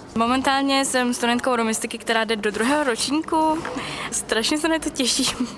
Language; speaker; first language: Czech; native; Czech